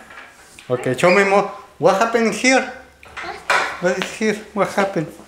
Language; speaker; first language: English; non-native, learner; Spanish